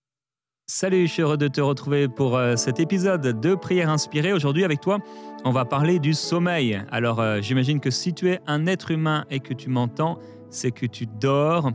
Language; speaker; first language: French; native; French